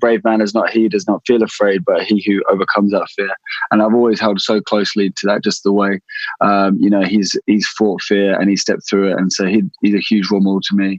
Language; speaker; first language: English; native; English